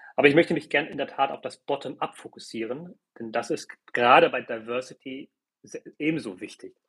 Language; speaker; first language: German; early bilingual, other home language; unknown